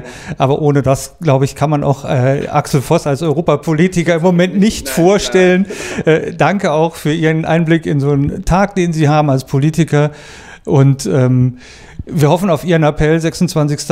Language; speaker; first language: German; native; German